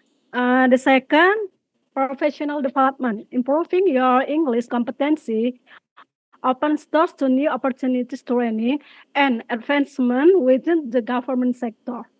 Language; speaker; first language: English; non-native, learner; Indonesian